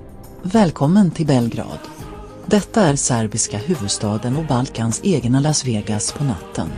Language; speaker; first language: Swedish; non-native, learner; Croatian